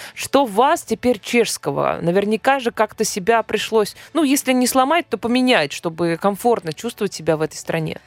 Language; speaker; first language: Russian; native; Russian